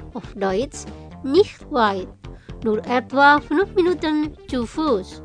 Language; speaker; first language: German; non-native, fluent; Indonesian